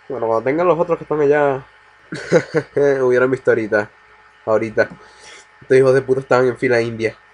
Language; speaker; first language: Spanish; native; Spanish